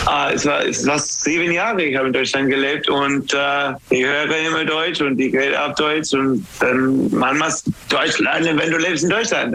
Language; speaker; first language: German; non-native, learner; English